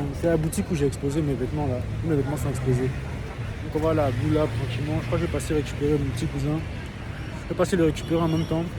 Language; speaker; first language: French; native; French